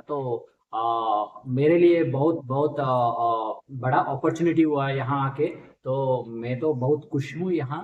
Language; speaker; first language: Hindi; non-native, local second language; Telugu